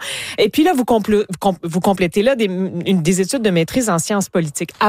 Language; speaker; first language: French; native; French